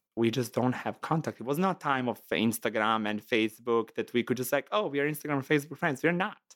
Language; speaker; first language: English; non-native, fluent; Serbian